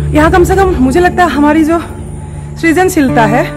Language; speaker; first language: Hindi; native; Hindi